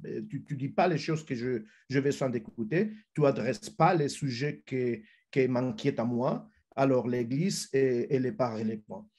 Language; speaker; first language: French; non-native, fluent; Spanish